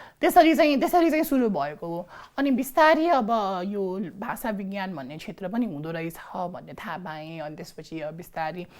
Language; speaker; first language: Nepali; native; Nepali